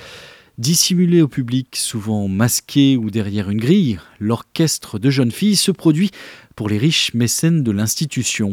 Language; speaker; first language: French; native; French